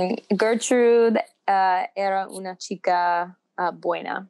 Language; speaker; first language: Spanish; non-native, learner; English